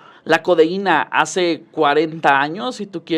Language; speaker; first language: Spanish; native; Spanish